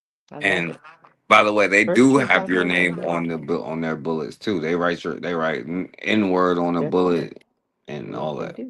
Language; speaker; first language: English; native; English